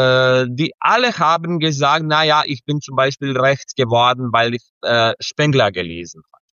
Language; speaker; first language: German; non-native, fluent; Serbian